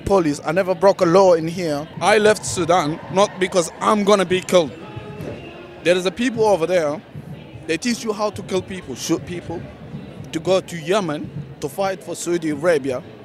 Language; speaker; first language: English; non-native, learner; Arabic